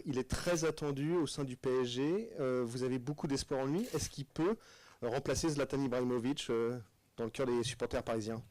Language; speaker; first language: French; native; French